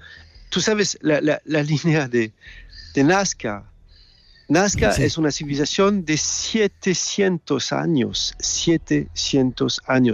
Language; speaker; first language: Spanish; non-native, learner; French